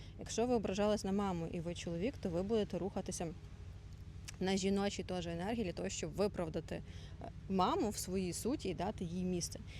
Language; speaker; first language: Ukrainian; non-native, local second language; Russian